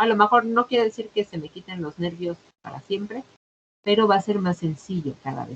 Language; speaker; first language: Spanish; native; Spanish